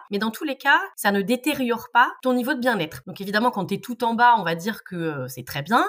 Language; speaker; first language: French; native; French